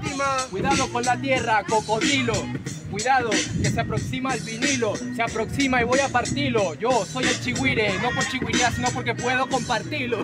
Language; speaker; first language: Spanish; native; Spanish